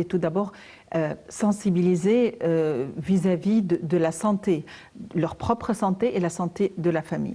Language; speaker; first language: French; non-native, fluent; Arabic